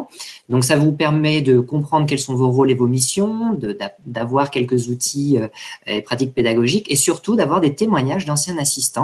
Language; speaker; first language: French; native; French